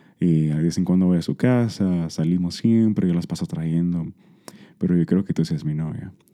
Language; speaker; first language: Spanish; early bilingual, heritage; Spanish